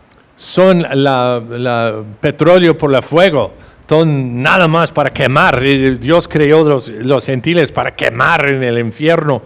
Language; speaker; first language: Spanish; non-native, fluent; English